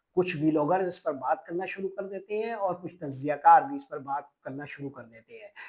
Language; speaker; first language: Urdu; native; Urdu